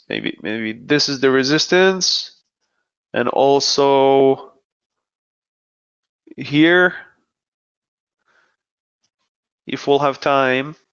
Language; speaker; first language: English; non-native, fluent; Hebrew